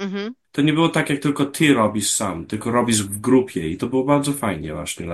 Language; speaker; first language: Polish; early bilingual, heritage; English